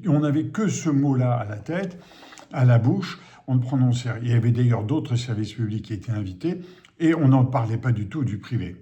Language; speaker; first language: French; native; French